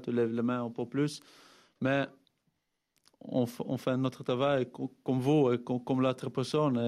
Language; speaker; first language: French; non-native, fluent; Dutch